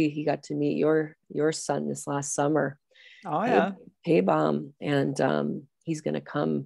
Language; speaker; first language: English; native; English